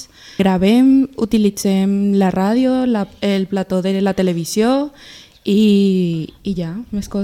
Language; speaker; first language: Catalan; early bilingual, other home language; Spanish